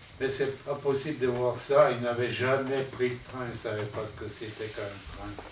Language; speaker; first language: French; native; French